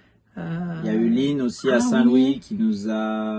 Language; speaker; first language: French; native; French